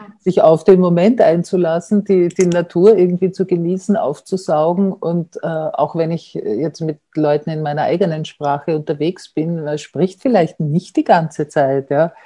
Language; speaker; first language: German; native; German